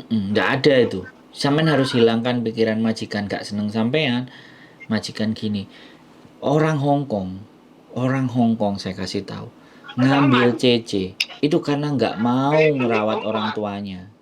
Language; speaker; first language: Indonesian; non-native, local second language; Javanese